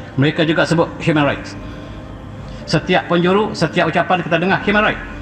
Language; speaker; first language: Malay; native; Malay